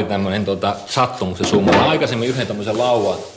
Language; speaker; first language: Finnish; native; Finnish